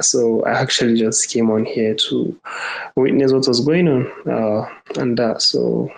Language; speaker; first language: English; non-native, local second language; Hausa